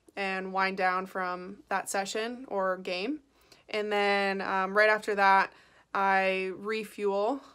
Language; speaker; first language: English; native; English